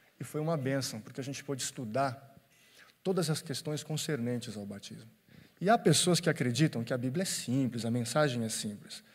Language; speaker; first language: Portuguese; native; Portuguese